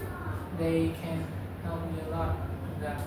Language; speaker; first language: English; non-native, learner; Vietnamese